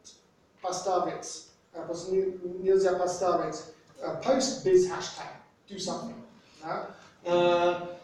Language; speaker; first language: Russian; non-native, fluent; English